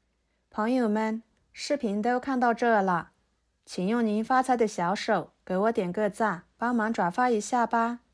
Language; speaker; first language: Chinese; native; Chinese